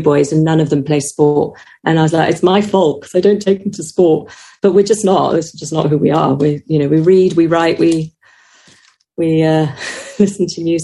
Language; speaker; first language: English; native; English